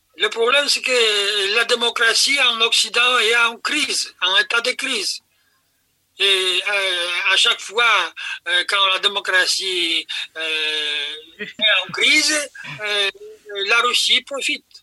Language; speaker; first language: French; non-native, fluent; Polish